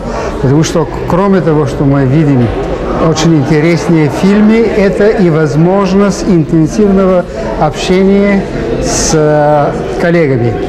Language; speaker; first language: Russian; non-native, fluent; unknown